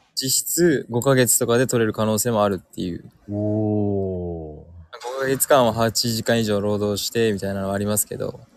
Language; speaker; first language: Japanese; native; Japanese